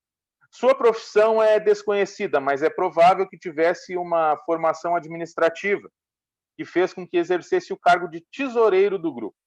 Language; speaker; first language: Portuguese; native; Portuguese